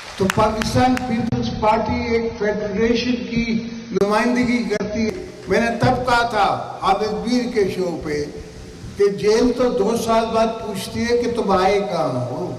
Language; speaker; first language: Urdu; non-native, local second language; Saraiki